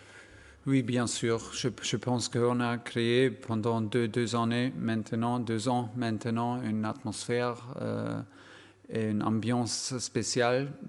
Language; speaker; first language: French; non-native, fluent; German